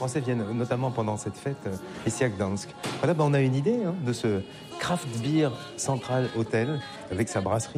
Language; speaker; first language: French; native; French